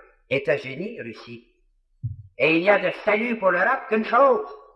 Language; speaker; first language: French; native; French